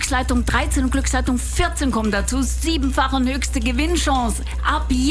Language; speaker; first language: German; native; German